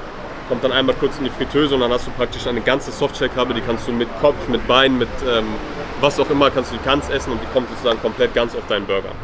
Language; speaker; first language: German; native; German